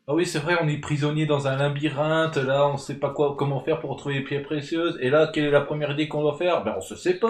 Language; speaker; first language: French; native; French